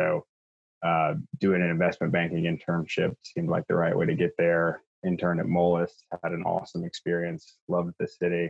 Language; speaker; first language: English; native; English